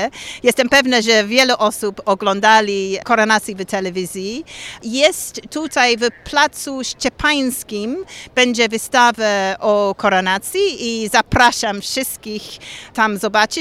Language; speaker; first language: Polish; non-native, learner; English